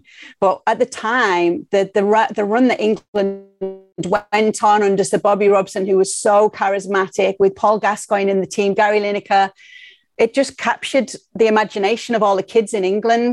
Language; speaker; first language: English; native; English